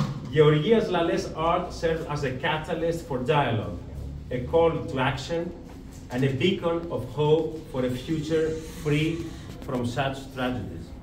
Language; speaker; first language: English; non-native, fluent; Greek